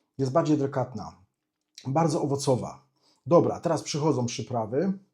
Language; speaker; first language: Polish; native; Polish